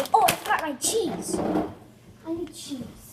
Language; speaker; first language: English; native; English